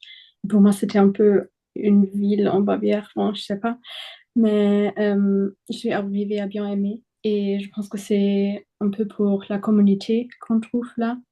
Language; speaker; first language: French; non-native, fluent; German